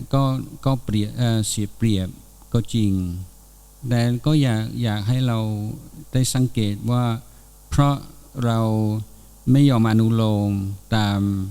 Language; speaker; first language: Thai; non-native, fluent; English